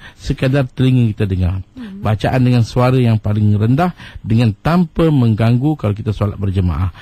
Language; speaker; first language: Malay; native; Malay